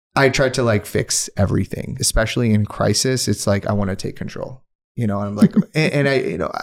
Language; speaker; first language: English; non-native, local second language; Urdu